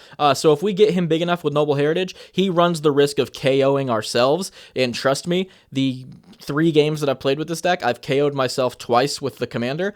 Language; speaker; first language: English; native; English